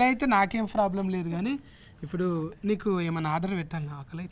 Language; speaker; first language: Telugu; native; Telugu